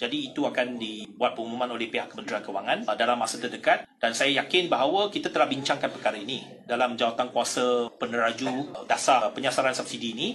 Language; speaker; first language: Malay; native; Malay